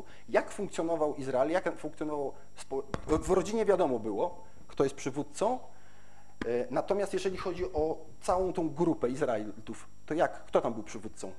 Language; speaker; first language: Polish; native; Polish